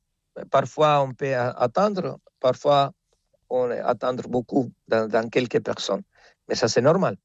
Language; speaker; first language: French; non-native, fluent; Spanish